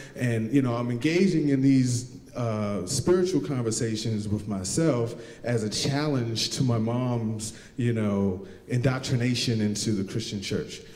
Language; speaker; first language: English; native; English